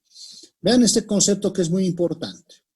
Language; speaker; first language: Spanish; native; Spanish